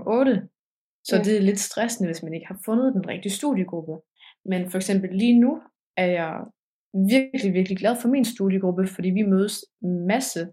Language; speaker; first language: Danish; early bilingual, heritage; Danish